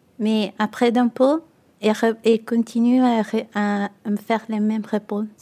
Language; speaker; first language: French; non-native, learner; Italian